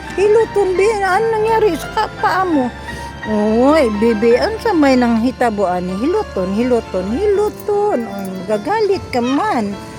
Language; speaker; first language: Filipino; non-native, local second language; Cebuano